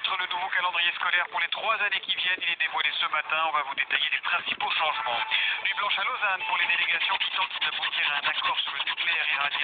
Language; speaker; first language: French; native; French